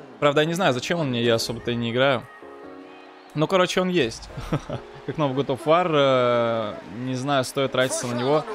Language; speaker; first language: Russian; native; Russian